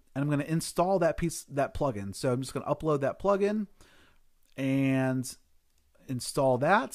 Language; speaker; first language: English; native; English